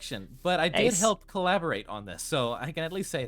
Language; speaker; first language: English; native; English